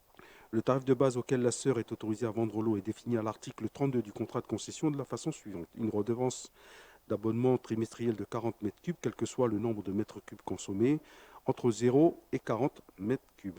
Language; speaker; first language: French; native; French